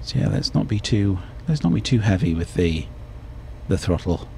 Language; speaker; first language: English; native; English